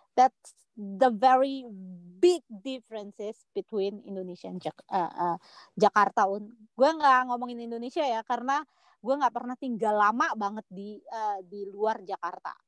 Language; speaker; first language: Indonesian; native; Indonesian